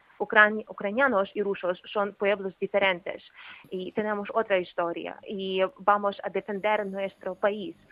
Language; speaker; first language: Spanish; non-native, learner; Ukrainian